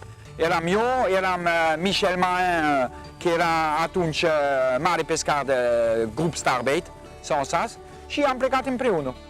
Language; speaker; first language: Romanian; non-native, learner; French